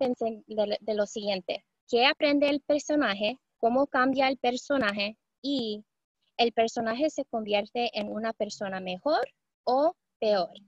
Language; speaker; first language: Spanish; early bilingual, heritage; Spanish